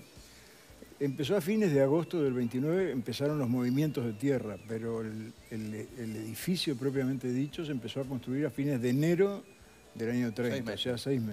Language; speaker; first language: Spanish; native; Spanish